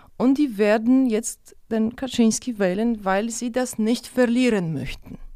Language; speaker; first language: German; non-native, fluent; Polish